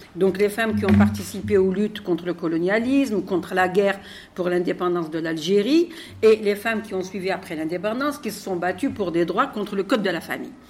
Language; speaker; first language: French; non-native, local second language; Arabic